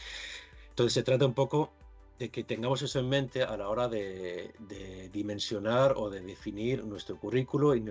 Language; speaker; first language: Spanish; native; Spanish